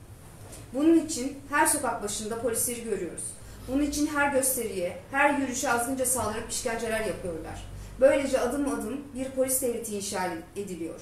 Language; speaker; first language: Turkish; native; Turkish